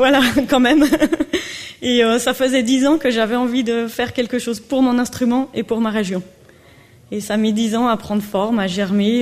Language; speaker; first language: French; native; French